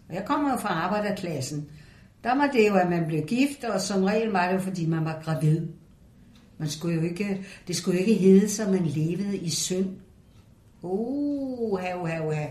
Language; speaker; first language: Danish; native; Danish